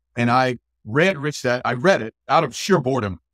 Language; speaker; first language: English; native; English